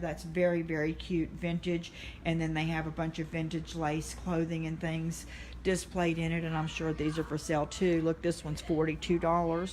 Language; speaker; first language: English; native; English